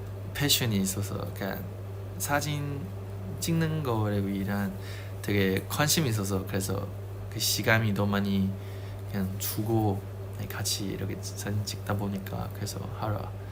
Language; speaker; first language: Korean; non-native, fluent; Chinese